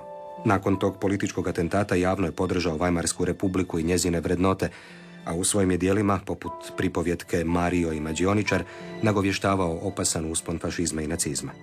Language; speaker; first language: Serbian; native; Serbian